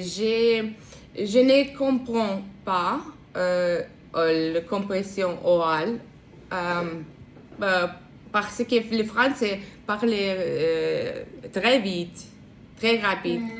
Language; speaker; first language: French; non-native, learner; Russian